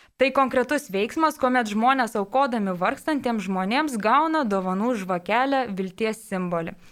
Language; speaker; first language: Lithuanian; native; Lithuanian